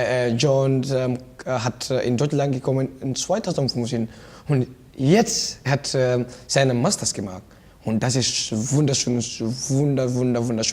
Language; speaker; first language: German; non-native, learner; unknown